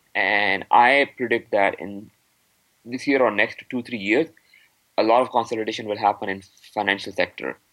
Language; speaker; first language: English; non-native, local second language; Urdu